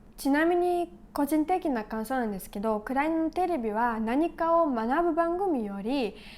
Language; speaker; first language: Japanese; non-native, fluent; Ukrainian